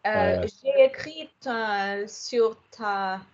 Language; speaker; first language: French; non-native, learner; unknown